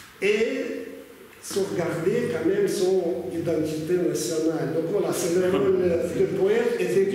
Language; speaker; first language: French; non-native, fluent; Russian